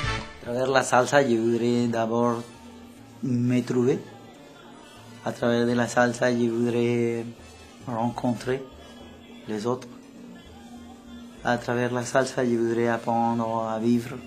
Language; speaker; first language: French; non-native, fluent; Spanish